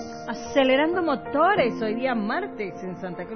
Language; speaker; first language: Spanish; native; Spanish